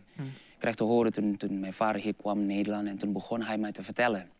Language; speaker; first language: Dutch; non-native, fluent; Indonesian